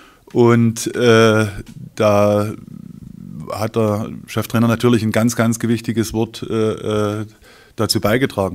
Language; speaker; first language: German; native; German